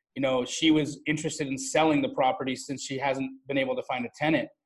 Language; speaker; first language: English; native; English